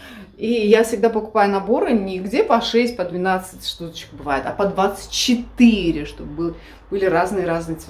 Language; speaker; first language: Russian; native; Russian